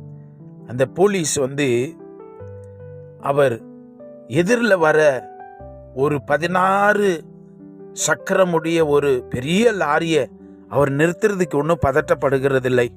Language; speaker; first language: Tamil; native; Tamil